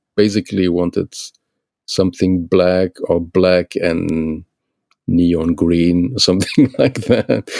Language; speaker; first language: English; non-native, fluent; Portuguese